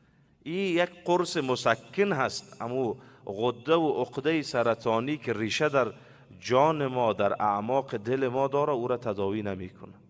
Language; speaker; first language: Persian; native; Persian